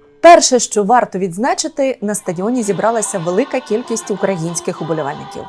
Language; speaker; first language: Ukrainian; native; Ukrainian